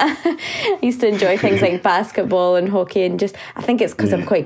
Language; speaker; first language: English; native; English